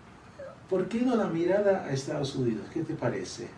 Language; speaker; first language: Spanish; non-native, fluent; English